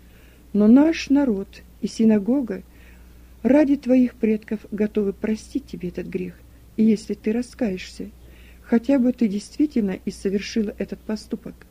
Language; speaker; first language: Russian; native; Russian